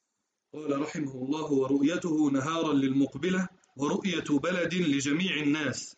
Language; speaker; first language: Arabic; native; Arabic